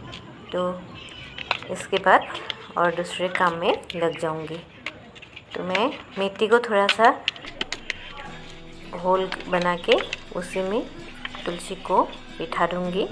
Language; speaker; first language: Hindi; non-native, local second language; Assamese